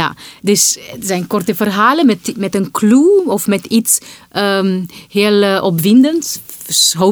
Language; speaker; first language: Dutch; non-native, fluent; Romanian